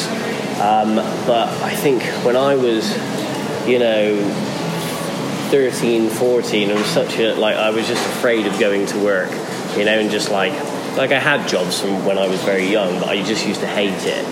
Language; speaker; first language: English; native; English